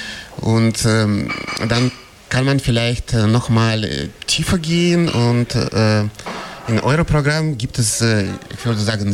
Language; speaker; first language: German; non-native, fluent; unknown